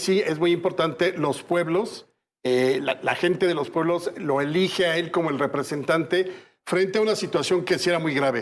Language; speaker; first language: Spanish; native; Spanish